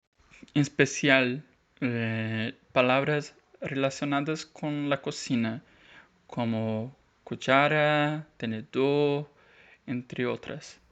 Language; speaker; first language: Spanish; non-native, learner; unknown